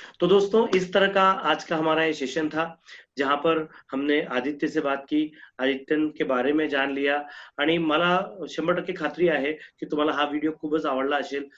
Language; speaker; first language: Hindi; non-native, local second language; Marathi